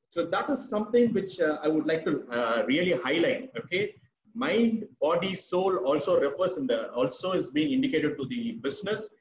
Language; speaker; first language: English; non-native, local second language; Tamil